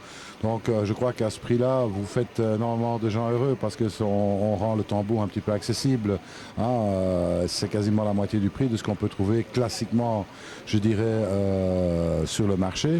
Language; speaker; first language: French; native; French